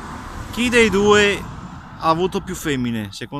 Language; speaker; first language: Italian; native; Italian